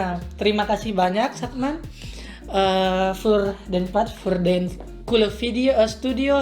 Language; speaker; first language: German; non-native, learner; Indonesian